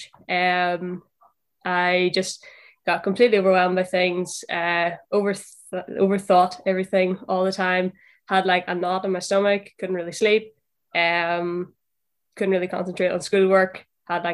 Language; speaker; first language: English; native; English